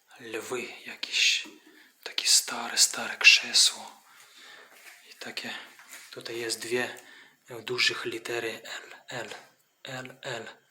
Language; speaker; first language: Polish; non-native, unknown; Ukrainian